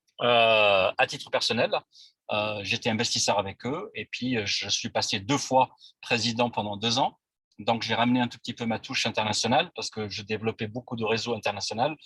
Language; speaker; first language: French; non-native, local second language; Arabic